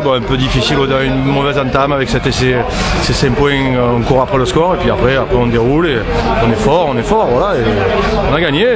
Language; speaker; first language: French; native; French